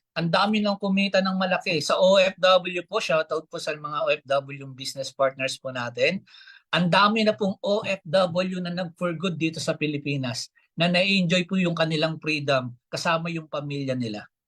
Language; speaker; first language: Filipino; native; Filipino